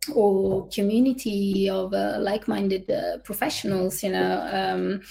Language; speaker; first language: English; non-native, fluent; Italian